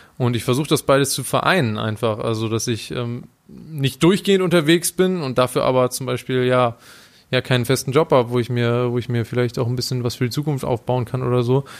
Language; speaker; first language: German; native; German